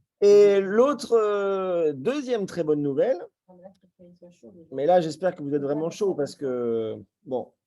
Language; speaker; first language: French; native; French